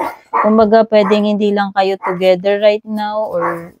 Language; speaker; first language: Filipino; native; Filipino